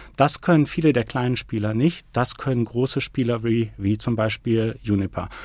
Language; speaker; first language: German; native; German